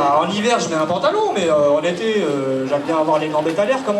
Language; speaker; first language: French; native; French